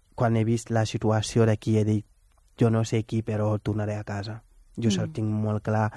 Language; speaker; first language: Catalan; non-native, fluent; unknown